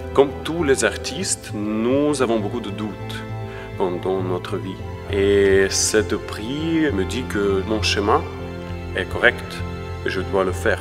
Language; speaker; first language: French; non-native, learner; Ukrainian